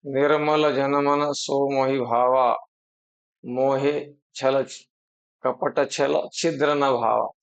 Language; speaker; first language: Hindi; non-native, local second language; Marathi